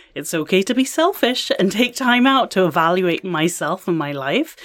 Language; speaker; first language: English; native; English